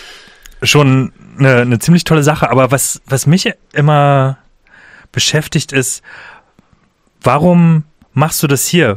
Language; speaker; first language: German; native; German